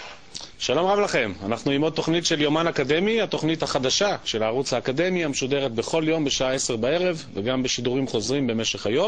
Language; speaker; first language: Hebrew; native; Hebrew